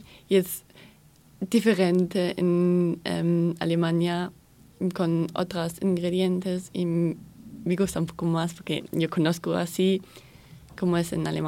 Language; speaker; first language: Spanish; non-native, learner; German